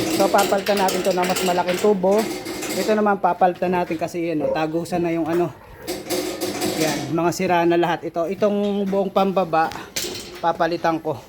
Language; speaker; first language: Filipino; non-native, local second language; Cebuano